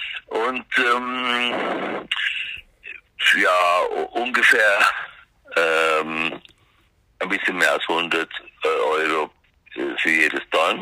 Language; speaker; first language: German; non-native, fluent; Swedish